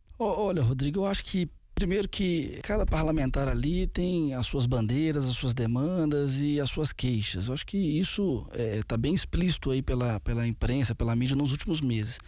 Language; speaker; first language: Portuguese; native; Portuguese